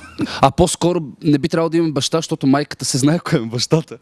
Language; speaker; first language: Bulgarian; native; Bulgarian